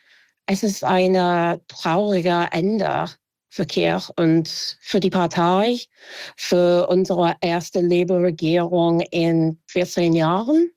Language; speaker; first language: German; non-native, fluent; English